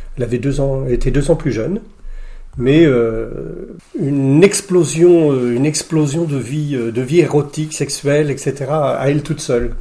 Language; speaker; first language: French; native; French